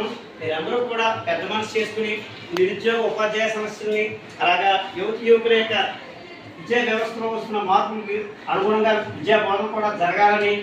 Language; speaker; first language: Telugu; native; Telugu